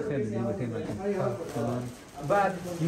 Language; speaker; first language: English; non-native, learner; Japanese